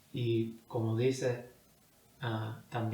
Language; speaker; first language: Spanish; non-native, fluent; English